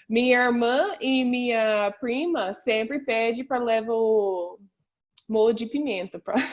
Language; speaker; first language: Portuguese; non-native, fluent; English